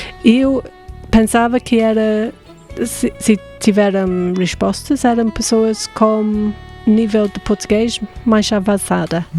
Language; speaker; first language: Portuguese; non-native, fluent; English